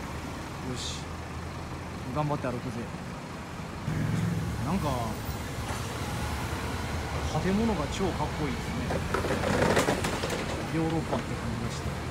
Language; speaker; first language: Japanese; native; Japanese